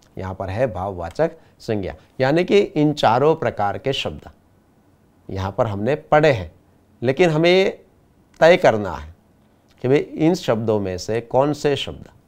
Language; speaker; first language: Hindi; non-native, local second language; Gujarati